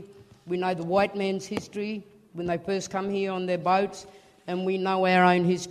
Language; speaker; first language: English; native; English